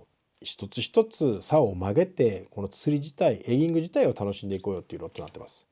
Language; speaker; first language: Japanese; native; Japanese